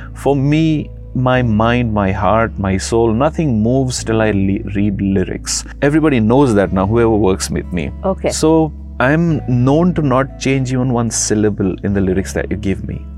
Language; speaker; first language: English; non-native, local second language; Gujarati